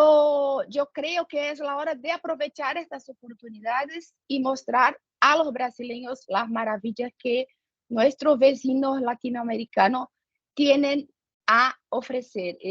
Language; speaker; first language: Spanish; non-native, fluent; Portuguese